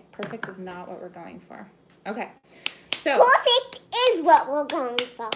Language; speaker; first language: English; native; English